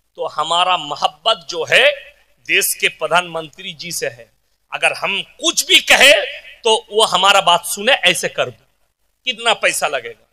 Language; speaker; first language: Hindi; non-native, local second language; Bangla